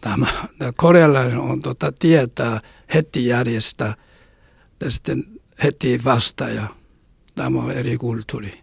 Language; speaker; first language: Finnish; non-native, learner; Korean